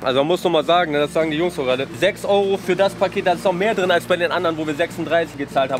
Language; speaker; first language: German; native; German